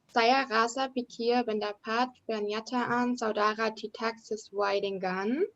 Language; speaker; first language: Indonesian; non-native, learner; German